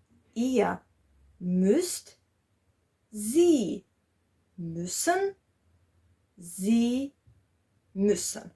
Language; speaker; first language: German; non-native, fluent; Georgian